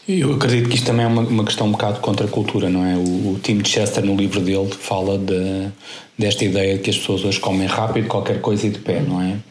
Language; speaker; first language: Portuguese; native; Portuguese